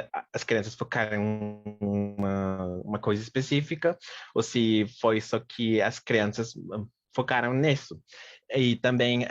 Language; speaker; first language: Portuguese; non-native, fluent; Spanish